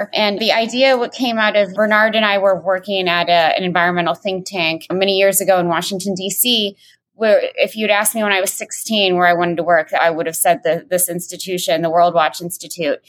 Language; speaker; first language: English; native; English